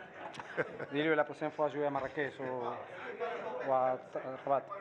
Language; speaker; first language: French; non-native, fluent; Spanish